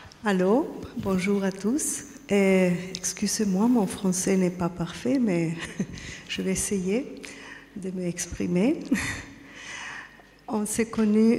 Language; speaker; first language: French; non-native, fluent; Spanish